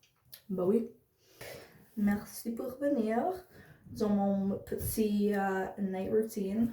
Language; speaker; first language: French; non-native, learner; English